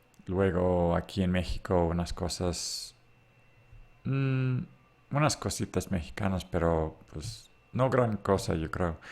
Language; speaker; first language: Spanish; non-native, fluent; English